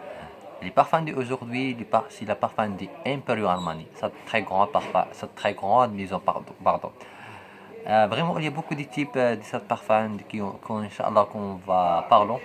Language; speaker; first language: French; non-native, local second language; Arabic